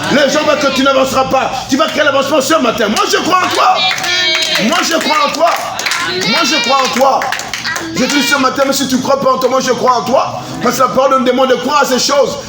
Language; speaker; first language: French; non-native, local second language; Lingala